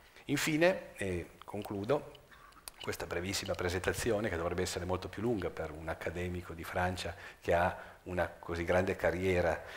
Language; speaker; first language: Italian; native; Italian